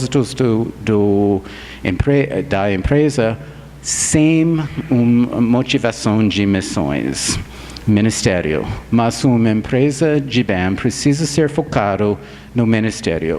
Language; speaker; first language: Portuguese; non-native, fluent; English